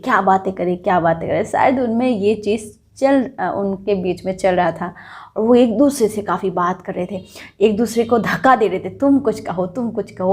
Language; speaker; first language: Hindi; non-native, local second language; Bangla